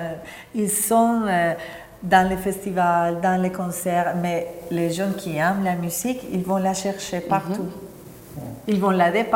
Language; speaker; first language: French; non-native, fluent; Spanish